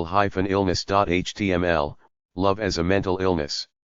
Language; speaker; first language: English; native; English